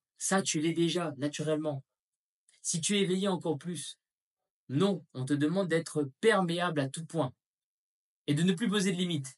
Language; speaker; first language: French; native; French